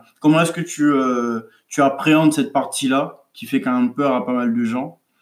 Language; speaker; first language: French; native; French